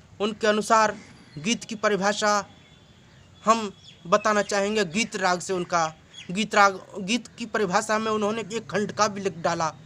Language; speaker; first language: Hindi; native; Hindi